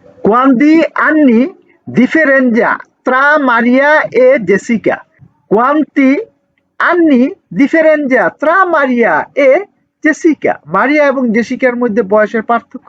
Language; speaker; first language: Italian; non-native, learner; Bangla